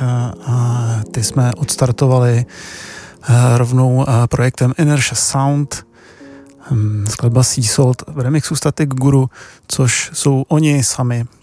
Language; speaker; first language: Czech; native; Czech